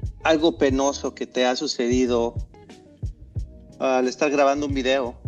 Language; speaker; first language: Spanish; non-native, fluent; English